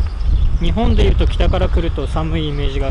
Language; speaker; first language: Japanese; native; Japanese